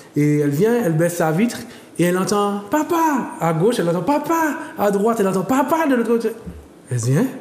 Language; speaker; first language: French; native; French